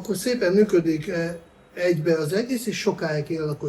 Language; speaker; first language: Hungarian; non-native, fluent; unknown